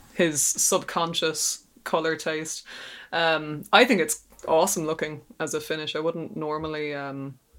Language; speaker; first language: English; native; English